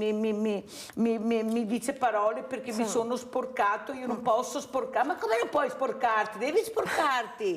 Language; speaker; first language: Italian; native; Italian